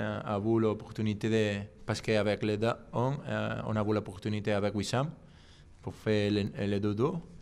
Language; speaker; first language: French; non-native, learner; Spanish